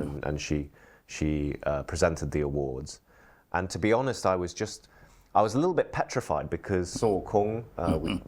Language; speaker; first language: English; early bilingual, heritage; English